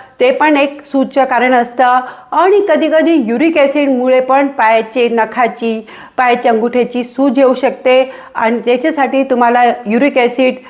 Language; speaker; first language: Marathi; non-native, local second language; Hindi